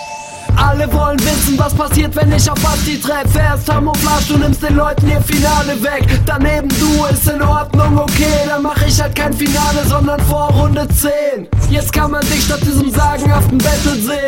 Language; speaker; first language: German; native; German